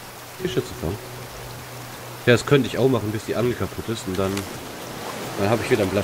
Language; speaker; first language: German; native; German